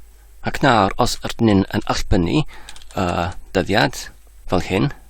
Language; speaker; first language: Welsh; non-native, learner; English